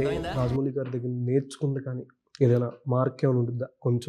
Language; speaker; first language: Telugu; native; Telugu